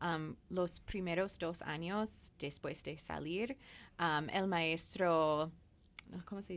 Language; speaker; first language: Spanish; non-native, fluent; English